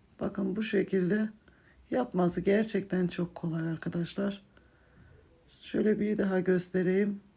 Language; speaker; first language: Turkish; native; Turkish